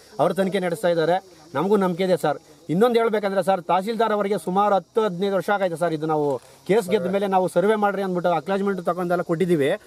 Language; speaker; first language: Kannada; native; Kannada